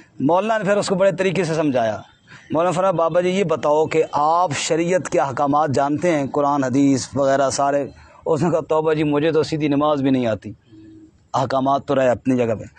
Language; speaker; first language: Urdu; non-native, local second language; Punjabi